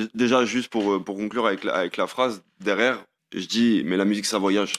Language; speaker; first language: French; native; French